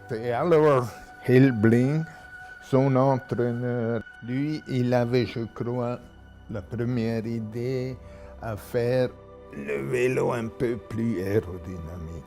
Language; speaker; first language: French; non-native, local second language; German